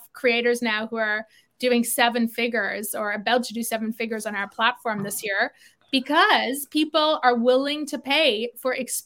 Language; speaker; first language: English; native; English